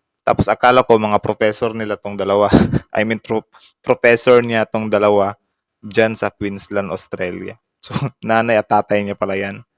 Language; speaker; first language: Filipino; native; Filipino